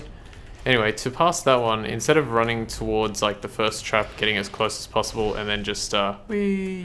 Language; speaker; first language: English; native; English